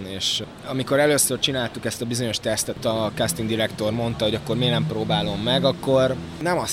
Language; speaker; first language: Hungarian; native; Hungarian